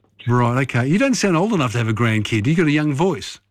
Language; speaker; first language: English; native; English